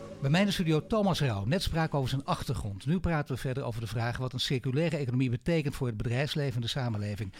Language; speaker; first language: Dutch; native; Dutch